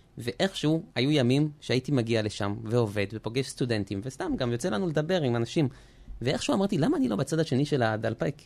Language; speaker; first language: Hebrew; early bilingual, other home language; French